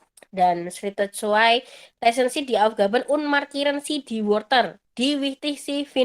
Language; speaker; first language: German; non-native, fluent; Indonesian